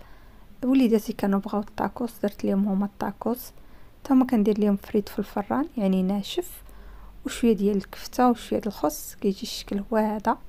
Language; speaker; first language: Arabic; native; Arabic